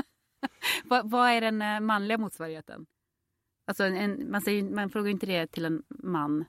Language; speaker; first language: Swedish; native; Swedish